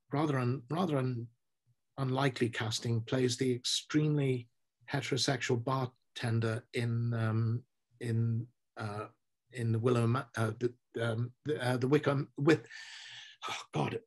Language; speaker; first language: English; native; English